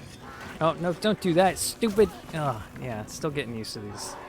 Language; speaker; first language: English; native; English